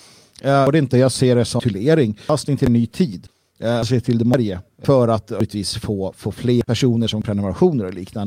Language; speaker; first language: Swedish; native; Swedish